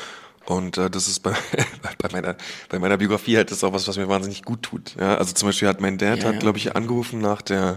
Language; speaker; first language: German; native; German